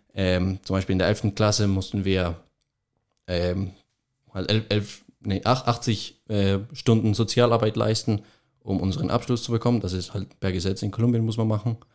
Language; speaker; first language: German; non-native, fluent; Spanish